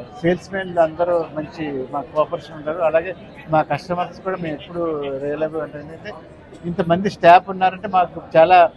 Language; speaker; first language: Telugu; native; Telugu